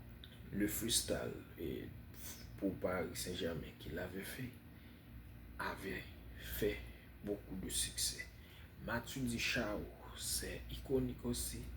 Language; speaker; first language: French; non-native, fluent; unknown